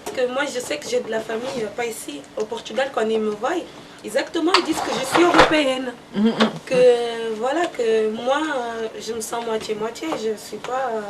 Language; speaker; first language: French; non-native, learner; Portuguese